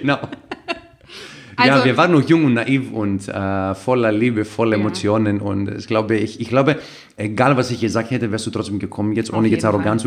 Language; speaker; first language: German; non-native, fluent; Greek